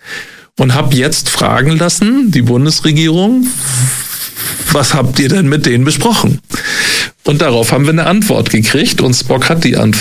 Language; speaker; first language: German; native; German